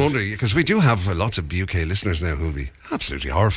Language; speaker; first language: English; native; English